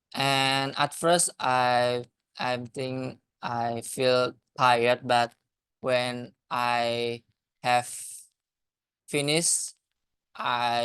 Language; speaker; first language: English; non-native, learner; Indonesian